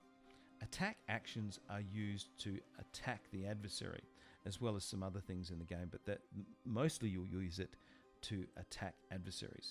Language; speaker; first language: English; native; English